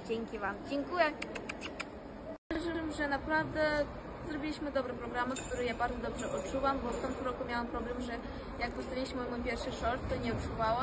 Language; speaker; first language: Polish; non-native, fluent; Russian